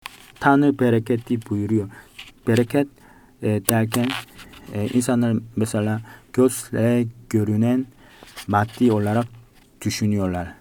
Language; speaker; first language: Turkish; non-native, fluent; Korean